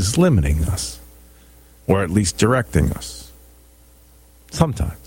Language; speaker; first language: English; native; English